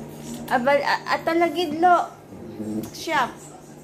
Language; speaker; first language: Hebrew; non-native, learner; Iloko